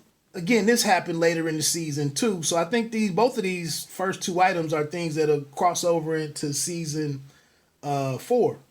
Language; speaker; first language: English; native; English